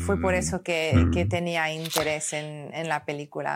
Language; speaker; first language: Spanish; non-native, learner; English